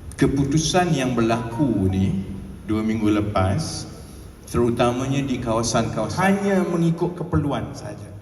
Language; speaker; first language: Malay; native; Malay